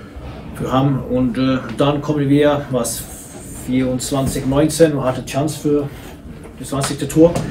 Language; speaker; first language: German; non-native, learner; Swedish